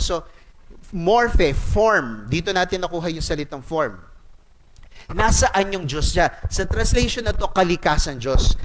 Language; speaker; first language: Filipino; non-native, local second language; Cebuano